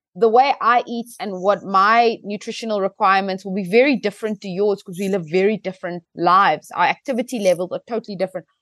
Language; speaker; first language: English; native; English